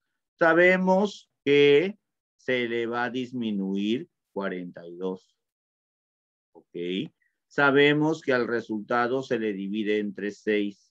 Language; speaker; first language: Spanish; native; Spanish